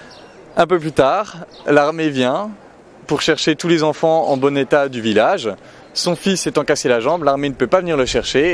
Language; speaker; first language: French; native; French